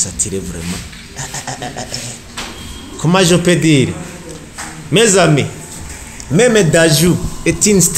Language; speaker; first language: French; non-native, learner; Rundi